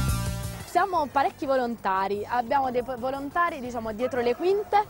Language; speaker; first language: Italian; native; Italian